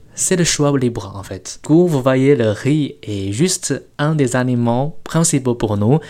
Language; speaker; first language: French; non-native, fluent; Chinese